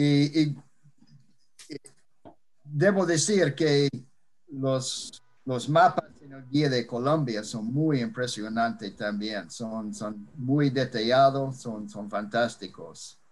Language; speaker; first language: Spanish; non-native, fluent; English